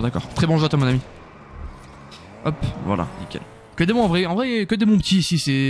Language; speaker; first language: French; native; French